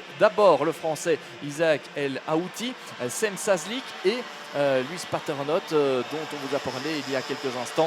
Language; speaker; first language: French; native; French